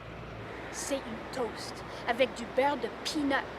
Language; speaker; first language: French; non-native, fluent; English